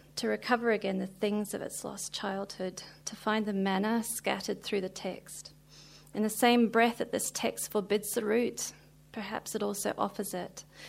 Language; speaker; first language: English; native; English